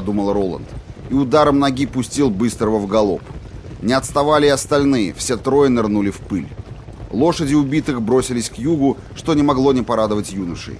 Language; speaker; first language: Russian; native; Russian